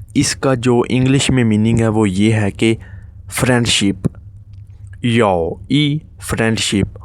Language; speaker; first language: Urdu; native; Urdu